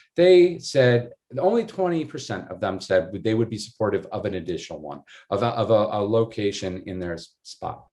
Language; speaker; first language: English; native; English